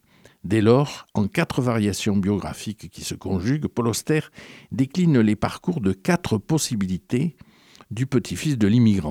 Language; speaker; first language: French; native; French